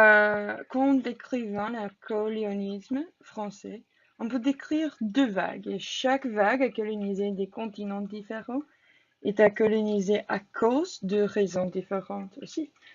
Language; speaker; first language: French; non-native, learner; English